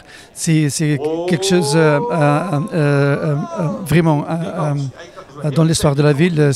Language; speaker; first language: French; non-native, fluent; Dutch